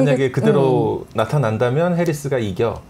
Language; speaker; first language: Korean; native; Korean